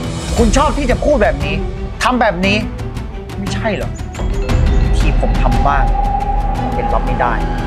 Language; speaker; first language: Thai; native; Thai